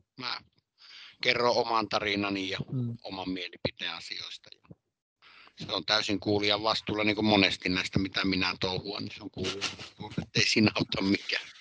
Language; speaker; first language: Finnish; native; Finnish